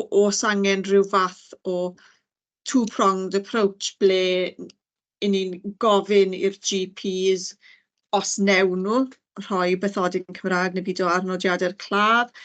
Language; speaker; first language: Welsh; native; Welsh